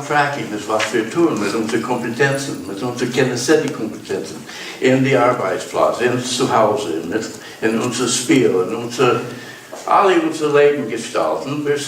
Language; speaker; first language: German; non-native, learner; English